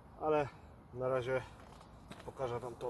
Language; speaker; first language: Polish; native; Polish